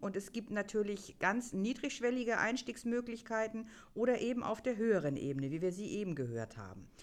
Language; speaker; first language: German; native; German